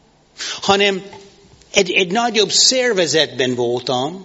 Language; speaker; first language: Hungarian; non-native, fluent; English